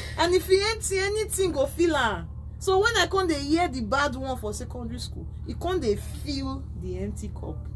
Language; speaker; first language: Nigerian Pidgin; non-native, local second language; Yoruba